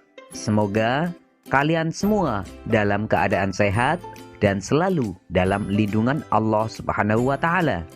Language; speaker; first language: Indonesian; native; Indonesian